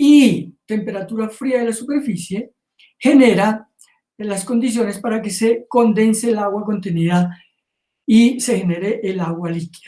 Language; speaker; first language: Spanish; native; Spanish